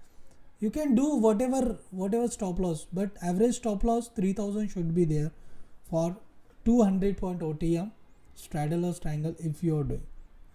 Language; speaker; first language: English; non-native, local second language; Hindi